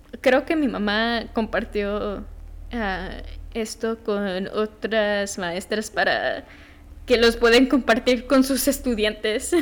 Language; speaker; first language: Spanish; early bilingual, heritage; Spanish